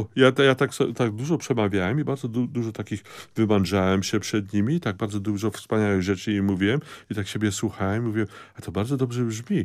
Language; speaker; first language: Polish; early bilingual, heritage; Polish